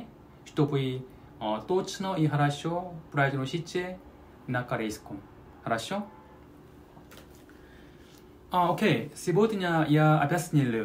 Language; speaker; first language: Russian; non-native, learner; Korean